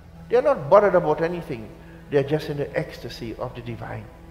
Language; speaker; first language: English; native; English